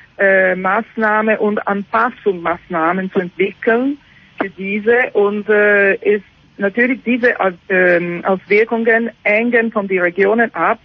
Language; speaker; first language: German; non-native, learner; Italian